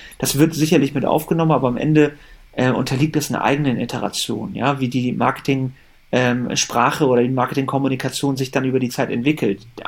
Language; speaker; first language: German; early bilingual, other home language; Persian